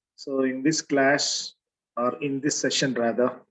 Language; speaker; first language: English; non-native, local second language; Kannada